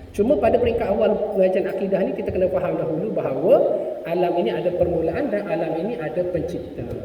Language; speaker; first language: Malay; native; Malay